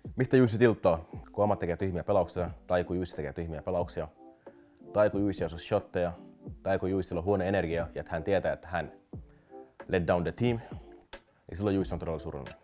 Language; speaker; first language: Finnish; early bilingual, other home language; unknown